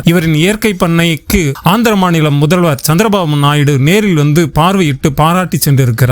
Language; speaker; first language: Tamil; native; Tamil